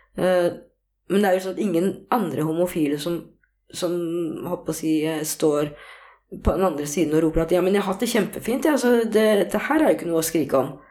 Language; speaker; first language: Norwegian; early bilingual, other home language; Korean